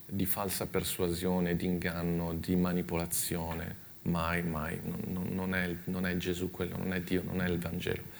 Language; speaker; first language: Italian; native; Italian